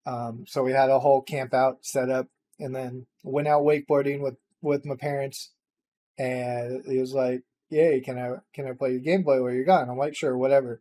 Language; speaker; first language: English; native; English